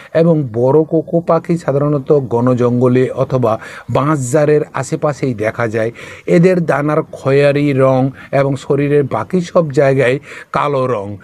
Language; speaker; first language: Bangla; non-native, local second language; Kok Borok